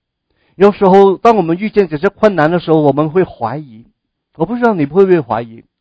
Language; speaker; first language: Chinese; native; Chinese